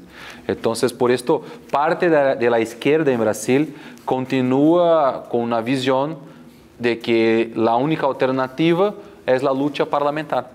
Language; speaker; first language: Spanish; non-native, fluent; Portuguese